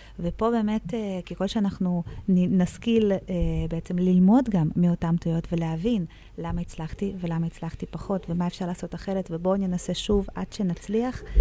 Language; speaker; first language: Hebrew; early bilingual, other home language; Russian